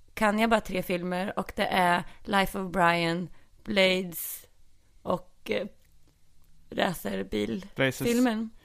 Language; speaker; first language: Swedish; native; Swedish